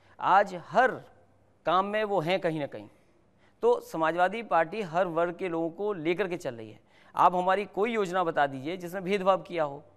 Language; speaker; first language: Hindi; native; Hindi